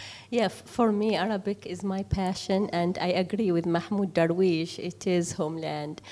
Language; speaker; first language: English; non-native, fluent; Arabic